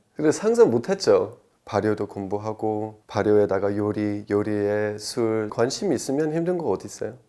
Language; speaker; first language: Korean; non-native, fluent; English